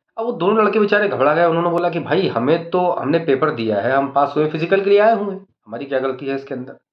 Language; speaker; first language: Hindi; native; Hindi